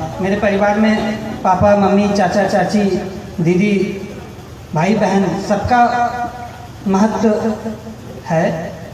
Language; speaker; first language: Hindi; native; Hindi